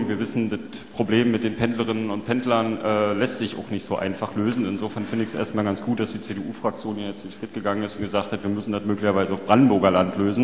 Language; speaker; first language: German; native; German